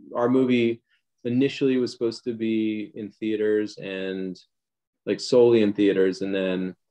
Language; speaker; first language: English; native; English